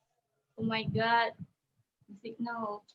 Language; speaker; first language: English; non-native, learner; Indonesian